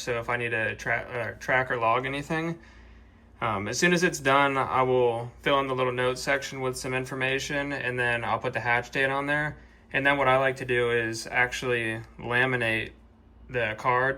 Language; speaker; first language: English; native; English